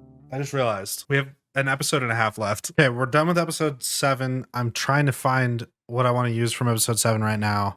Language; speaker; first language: English; native; English